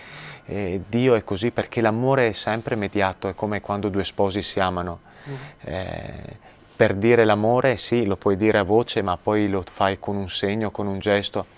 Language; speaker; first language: Italian; native; Italian